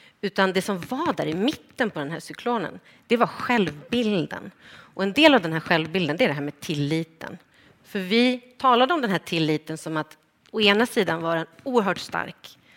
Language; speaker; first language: Swedish; native; Swedish